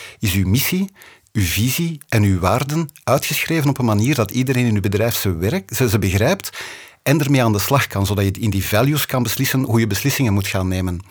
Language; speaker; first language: Dutch; native; Dutch